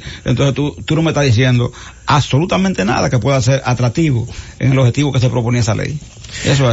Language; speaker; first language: Spanish; native; Spanish